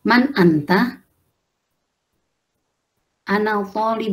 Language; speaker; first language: Arabic; non-native, learner; Indonesian